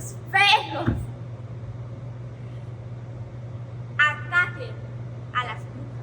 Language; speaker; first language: Spanish; non-native, learner; English